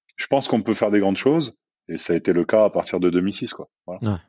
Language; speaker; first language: French; native; French